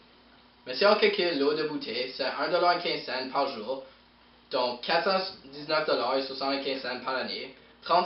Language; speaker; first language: French; non-native, local second language; English